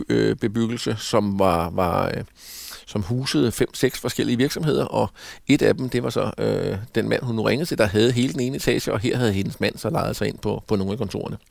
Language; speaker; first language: Danish; native; Danish